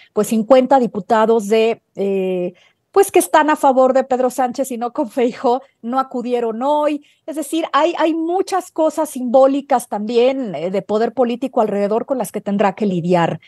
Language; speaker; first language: Spanish; native; Spanish